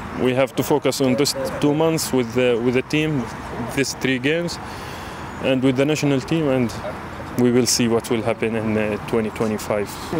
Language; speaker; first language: English; non-native, learner; Arabic